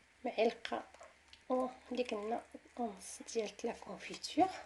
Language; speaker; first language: Arabic; native; Arabic